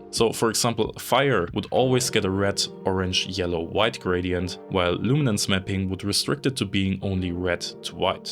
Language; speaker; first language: English; non-native, fluent; German